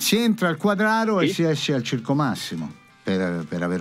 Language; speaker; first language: Italian; native; Italian